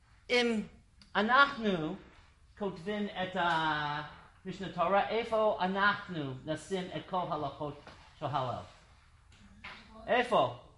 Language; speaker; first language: Hebrew; non-native, fluent; English